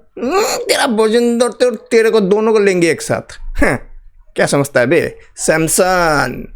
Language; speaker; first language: Hindi; non-native, local second language; Nepali